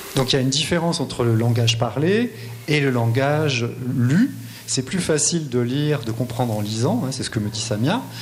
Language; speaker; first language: French; native; French